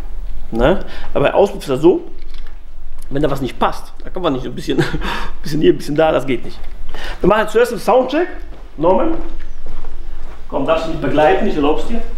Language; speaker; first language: German; native; German